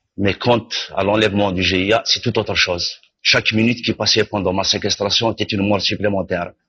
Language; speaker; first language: French; non-native, local second language; Kabyle